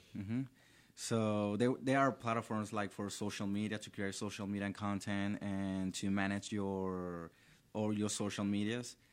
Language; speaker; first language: English; non-native, learner; Spanish